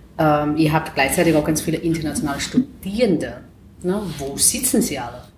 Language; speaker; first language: German; non-native, fluent; Chinese